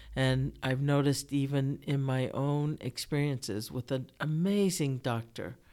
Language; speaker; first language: English; early bilingual, other home language; Japanese